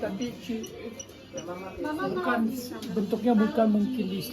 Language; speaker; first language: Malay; non-native, fluent; Turkish